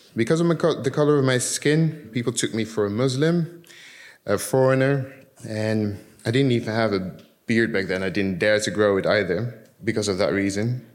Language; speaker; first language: English; early bilingual, other home language; Dutch